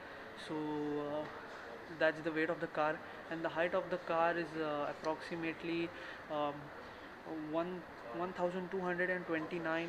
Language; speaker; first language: English; non-native, fluent; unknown